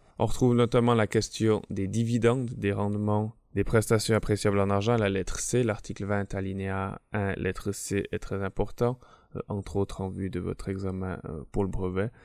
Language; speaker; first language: French; native; French